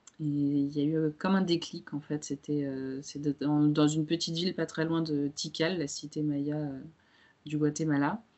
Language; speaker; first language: French; early bilingual, other home language; Romanian